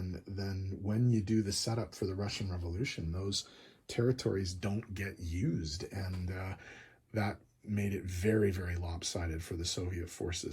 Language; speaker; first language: English; native; English